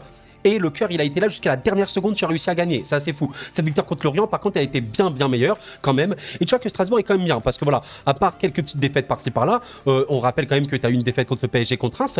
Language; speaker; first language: French; native; French